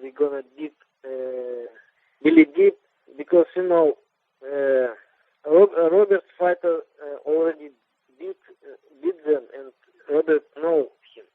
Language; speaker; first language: English; non-native, learner; Russian